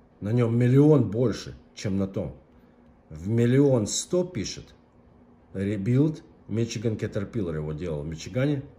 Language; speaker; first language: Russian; native; Russian